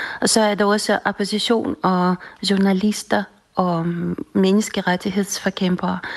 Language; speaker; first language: Danish; non-native, fluent; Russian